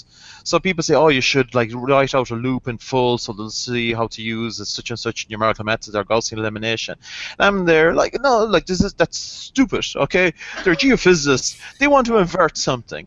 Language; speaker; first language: English; native; English